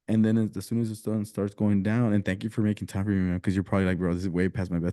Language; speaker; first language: English; early bilingual, other home language; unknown